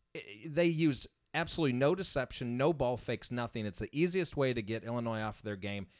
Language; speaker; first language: English; native; English